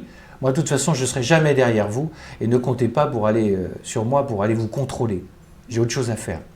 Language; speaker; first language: French; native; French